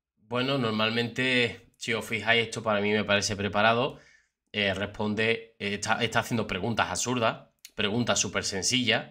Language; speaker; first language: Spanish; native; Spanish